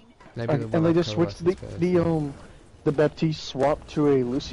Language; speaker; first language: English; native; English